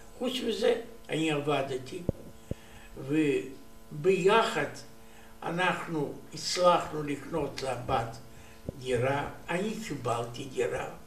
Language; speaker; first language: Hebrew; non-native, learner; Romanian